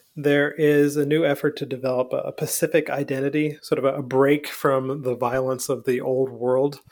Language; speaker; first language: English; native; English